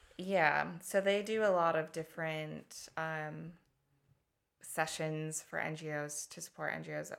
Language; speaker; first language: English; native; English